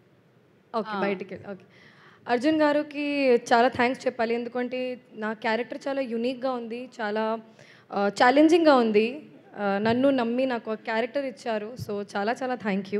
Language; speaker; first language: Telugu; non-native, local second language; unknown